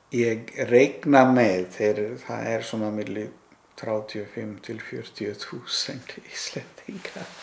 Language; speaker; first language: Icelandic; non-native, fluent; Marathi